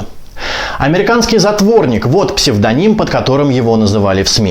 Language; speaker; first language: Russian; native; Russian